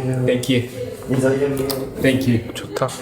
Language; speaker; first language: Korean; native; Korean